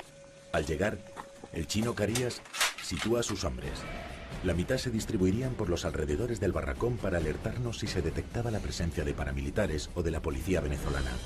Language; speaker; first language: Spanish; native; Spanish